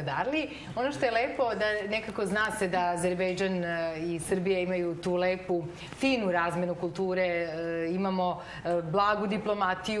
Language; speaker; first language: Serbian; native; Serbian